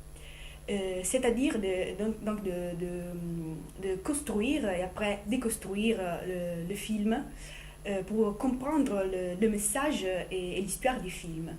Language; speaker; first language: French; non-native, fluent; Italian